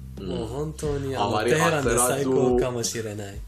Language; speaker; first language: Japanese; non-native, fluent; Persian